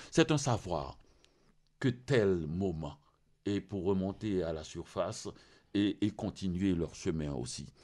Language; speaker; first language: French; non-native, local second language; Haitian Creole